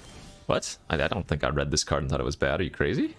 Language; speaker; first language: English; native; English